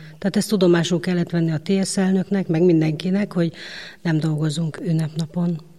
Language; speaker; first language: Hungarian; native; Hungarian